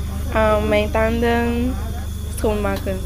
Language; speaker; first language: Dutch; non-native, local second language; Papiamento